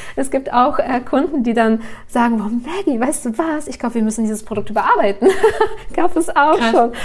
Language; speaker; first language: German; early bilingual, other home language; Russian